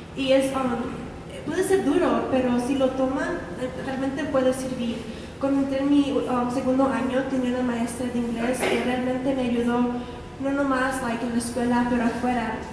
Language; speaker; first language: Spanish; early bilingual, heritage; Spanish